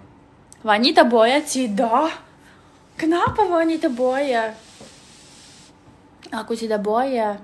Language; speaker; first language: Indonesian; non-native, learner; Russian